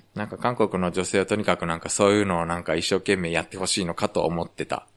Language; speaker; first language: Japanese; native; Japanese